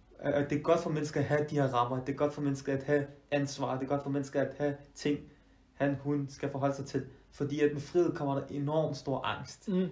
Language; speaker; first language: Danish; early bilingual, other home language; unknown